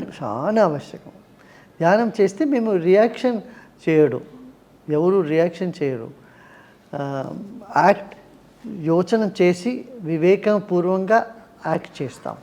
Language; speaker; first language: Telugu; non-native, local second language; Tamil